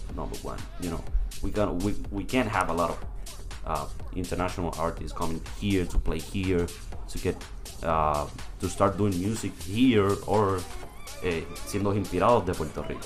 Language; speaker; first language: English; non-native, local second language; Spanish